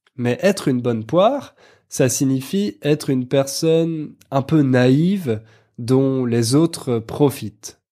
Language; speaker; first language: French; native; French